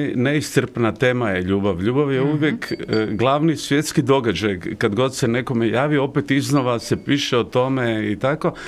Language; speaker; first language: Croatian; native; Croatian